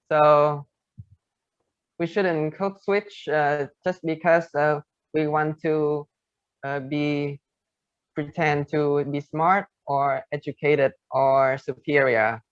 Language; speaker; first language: English; non-native, fluent; Vietnamese